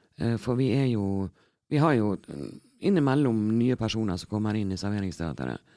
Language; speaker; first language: Norwegian; native; Norwegian